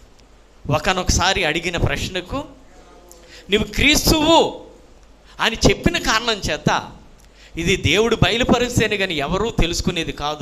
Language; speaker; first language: Telugu; native; Telugu